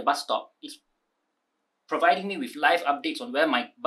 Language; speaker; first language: English; non-native, local second language; Malay